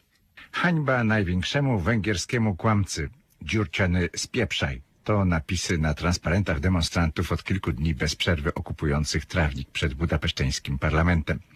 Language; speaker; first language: Polish; native; Polish